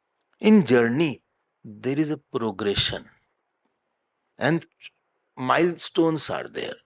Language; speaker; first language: English; non-native, local second language; Hindi